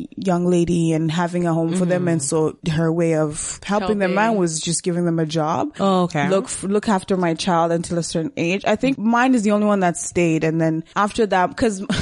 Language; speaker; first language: English; non-native, local second language; Kinyarwanda